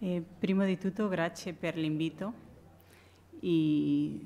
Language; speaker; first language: Italian; non-native, learner; Spanish